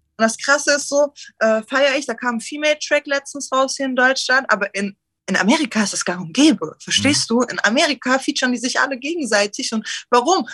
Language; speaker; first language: German; early bilingual, other home language; Turkish